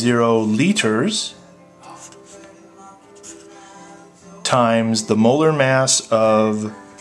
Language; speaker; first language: English; native; English